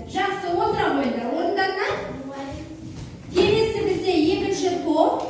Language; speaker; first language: Kazakh; native; Kazakh